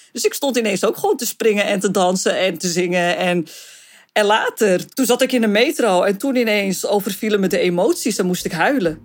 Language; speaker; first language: Dutch; early bilingual, other home language; Arabic